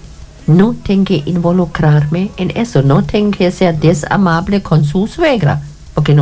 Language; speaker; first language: Spanish; non-native, fluent; German